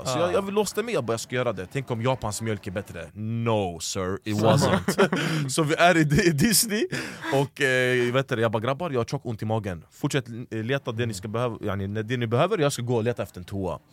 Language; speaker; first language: Swedish; early bilingual, other home language; Arabic